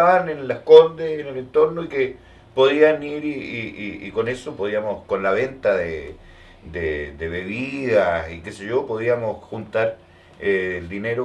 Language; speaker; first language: Spanish; native; Spanish